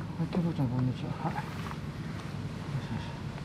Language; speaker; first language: Japanese; native; Japanese